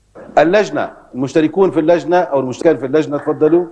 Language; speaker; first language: Arabic; native; Arabic